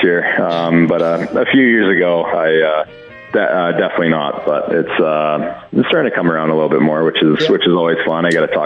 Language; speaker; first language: English; native; English